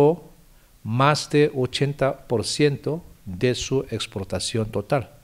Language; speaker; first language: Spanish; non-native, fluent; Korean